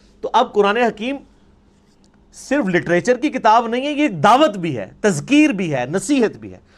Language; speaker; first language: Urdu; non-native, local second language; Punjabi